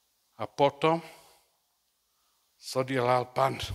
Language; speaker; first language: Czech; non-native, learner; English